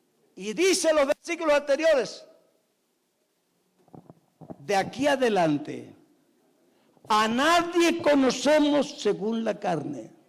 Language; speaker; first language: Spanish; native; Spanish